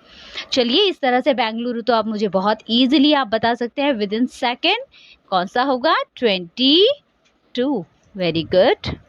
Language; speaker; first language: Hindi; native; Hindi